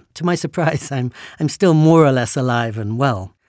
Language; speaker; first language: English; native; English